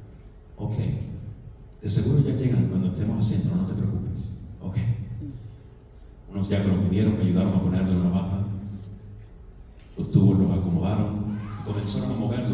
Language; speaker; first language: Spanish; native; Spanish